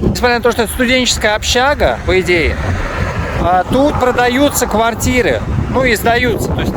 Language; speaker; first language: Russian; native; Russian